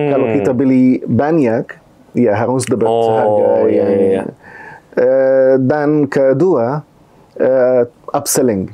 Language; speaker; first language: Indonesian; non-native, fluent; Arabic